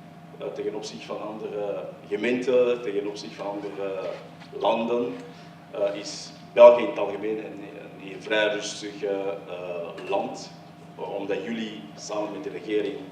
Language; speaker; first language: Dutch; early bilingual, other home language; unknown